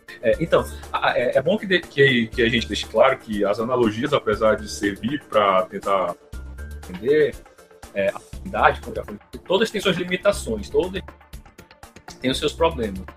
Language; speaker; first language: Portuguese; native; Portuguese